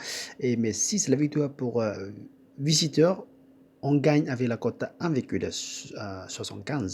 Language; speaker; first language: French; non-native, fluent; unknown